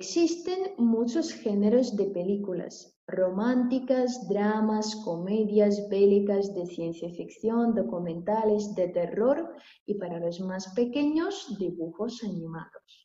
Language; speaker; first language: Spanish; non-native, fluent; Russian